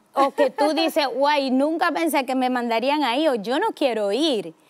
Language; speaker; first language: Spanish; native; Spanish